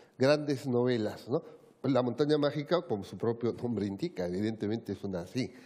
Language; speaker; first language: Spanish; native; Spanish